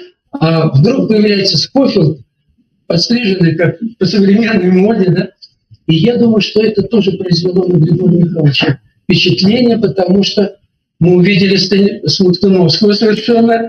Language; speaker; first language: Russian; native; Russian